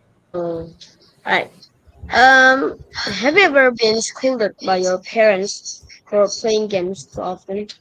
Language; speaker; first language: English; non-native, learner; Indonesian